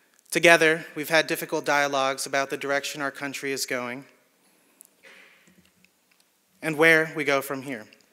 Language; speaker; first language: English; early bilingual, other home language; Spanish